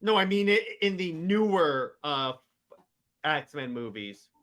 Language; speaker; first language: English; native; English